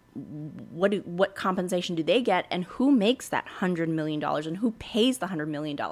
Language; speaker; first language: English; native; English